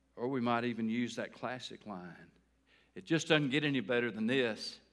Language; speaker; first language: English; native; English